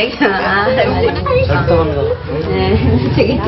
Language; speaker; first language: Filipino; non-native, local second language; Cebuano